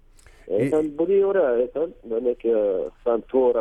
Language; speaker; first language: Greek; non-native, learner; Arabic